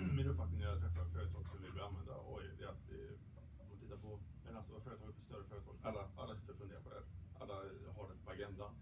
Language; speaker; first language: Swedish; native; Swedish